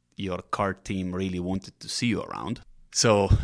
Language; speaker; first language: English; non-native, fluent; Italian